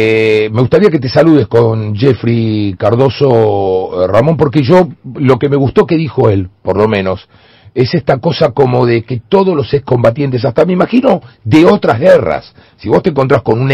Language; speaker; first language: Spanish; native; Spanish